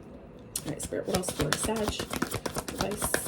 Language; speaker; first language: English; native; English